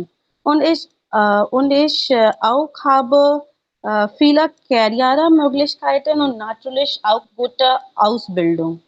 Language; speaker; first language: German; non-native, learner; Hindi